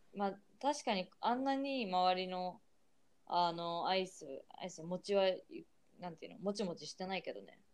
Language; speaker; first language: Japanese; native; Japanese